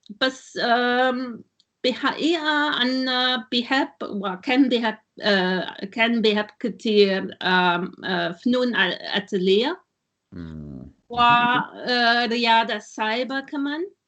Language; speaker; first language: Arabic; non-native, learner; German